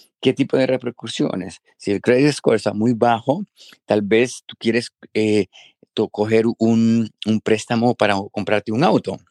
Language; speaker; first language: Spanish; native; Spanish